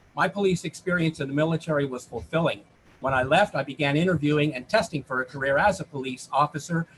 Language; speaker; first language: English; native; English